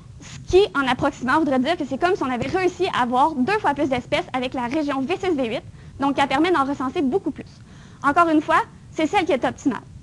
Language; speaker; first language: French; native; French